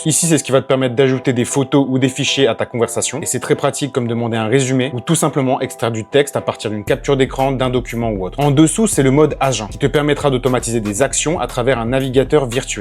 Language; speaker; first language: French; native; French